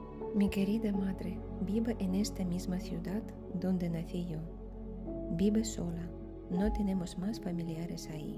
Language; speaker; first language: Spanish; non-native, fluent; Ukrainian